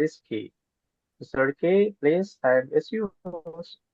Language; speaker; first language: English; non-native, learner; Indonesian